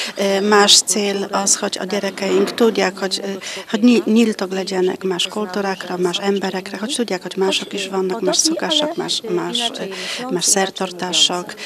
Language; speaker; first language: Hungarian; non-native, fluent; Polish